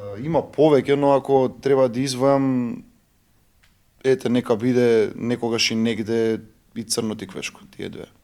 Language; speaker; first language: Macedonian; native; Macedonian